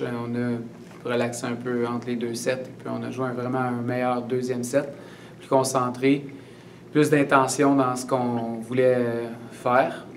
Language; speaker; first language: French; native; French